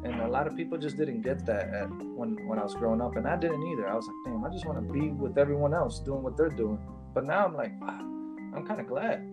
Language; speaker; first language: English; early bilingual, other home language; Spanish